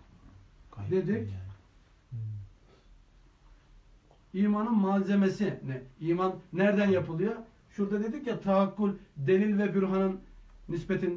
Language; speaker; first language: Turkish; native; Turkish